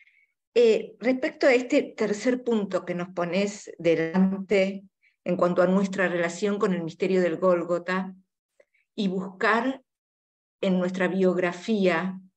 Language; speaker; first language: Spanish; native; Spanish